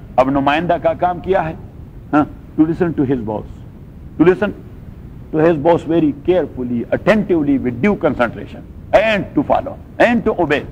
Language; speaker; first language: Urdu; non-native, local second language; Pashto